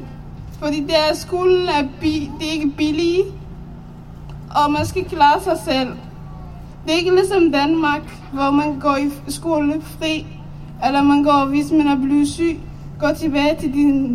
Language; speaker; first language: Danish; non-native, learner; Somali